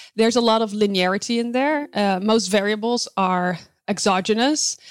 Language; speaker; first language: English; non-native, fluent; Dutch